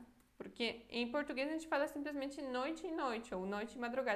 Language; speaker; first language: Portuguese; non-native, fluent; Polish